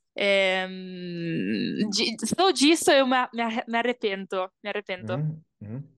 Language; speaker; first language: Portuguese; non-native, fluent; Italian